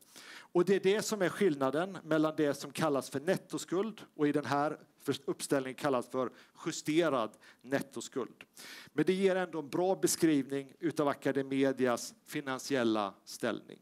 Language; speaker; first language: Swedish; native; Swedish